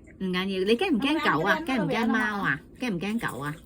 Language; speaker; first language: Cantonese; native; Cantonese